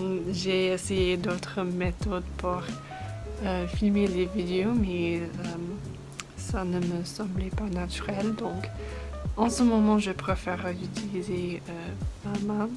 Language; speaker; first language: French; non-native, fluent; English